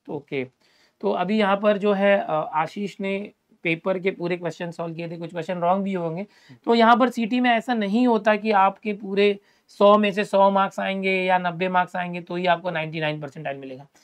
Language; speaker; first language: Hindi; non-native, local second language; Marathi